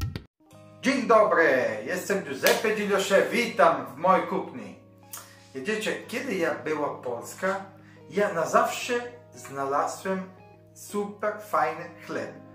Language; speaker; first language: Polish; non-native, learner; Italian